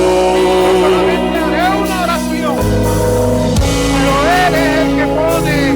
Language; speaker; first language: Spanish; native; Spanish